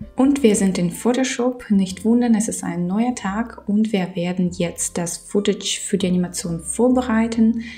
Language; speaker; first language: German; non-native, fluent; Ukrainian